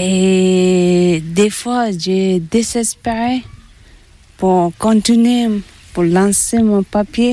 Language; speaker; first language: French; non-native, learner; Tibetan